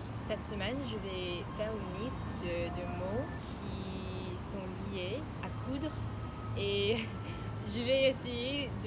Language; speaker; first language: French; non-native, fluent; English